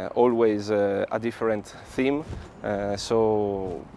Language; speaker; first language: English; non-native, learner; Italian